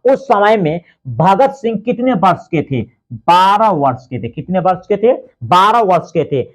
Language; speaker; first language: Hindi; native; Hindi